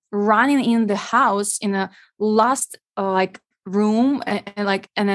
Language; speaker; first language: English; non-native, fluent; Ukrainian